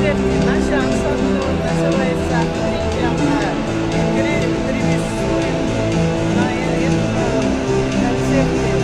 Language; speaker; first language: Russian; non-native, learner; Mongolian